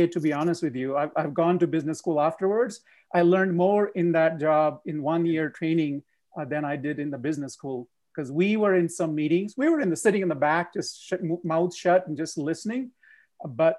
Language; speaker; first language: English; non-native, local second language; Punjabi